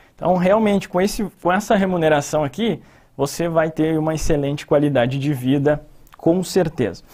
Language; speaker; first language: Portuguese; native; Portuguese